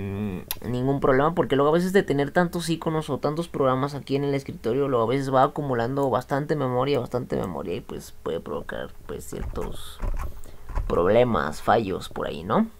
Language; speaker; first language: Spanish; native; Spanish